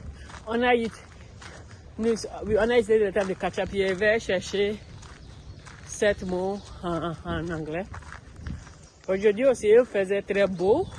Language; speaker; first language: French; non-native, learner; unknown